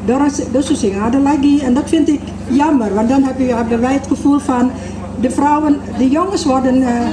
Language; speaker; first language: Dutch; early bilingual, other home language; Malay